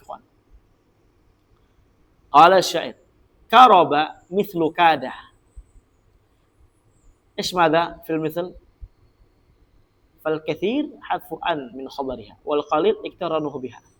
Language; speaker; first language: Arabic; non-native, fluent; Indonesian